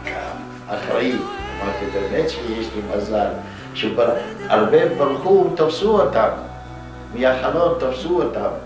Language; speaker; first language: Hebrew; non-native, fluent; Yiddish